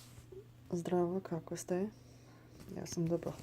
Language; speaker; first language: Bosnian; early bilingual, heritage; Bosnian